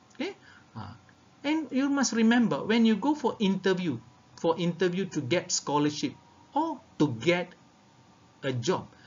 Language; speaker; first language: English; non-native, local second language; Tamil